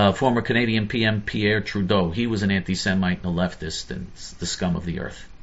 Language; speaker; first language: English; native; English